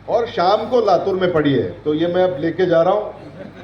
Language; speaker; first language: Hindi; non-native, local second language; Marathi